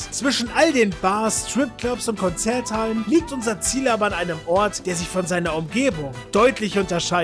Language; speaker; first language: German; native; German